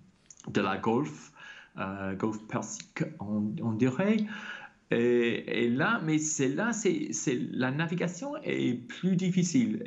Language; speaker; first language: French; non-native, fluent; English